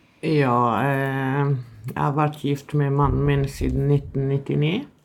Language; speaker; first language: Norwegian; non-native, fluent; Albanian